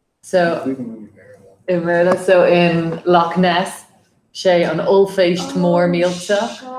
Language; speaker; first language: Irish; non-native, fluent; English